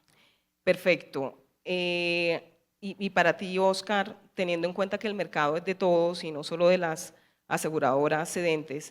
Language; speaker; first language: Spanish; native; Spanish